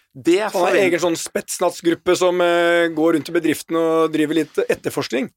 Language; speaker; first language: Norwegian; native; Norwegian